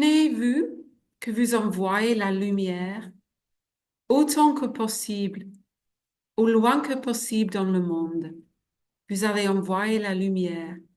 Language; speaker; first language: French; non-native, fluent; English